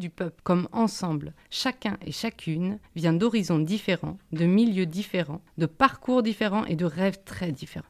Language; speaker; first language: French; native; French